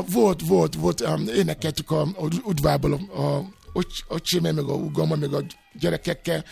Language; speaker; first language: Hungarian; non-native, fluent; Yoruba